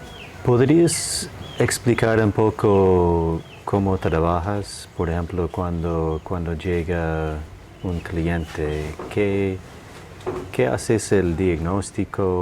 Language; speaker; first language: Spanish; non-native, fluent; English